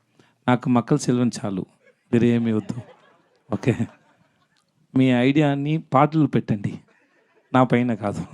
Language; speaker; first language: Telugu; non-native, learner; Tamil